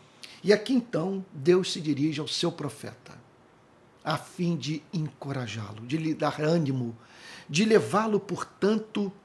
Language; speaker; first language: Portuguese; native; Portuguese